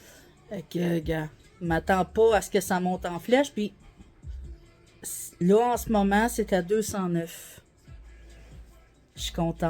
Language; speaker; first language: French; native; French